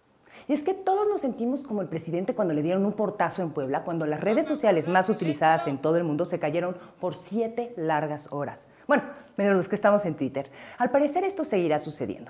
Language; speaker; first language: Spanish; native; Spanish